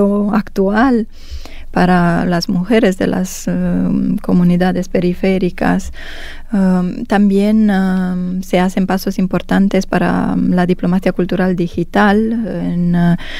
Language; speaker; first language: Spanish; non-native, fluent; Romanian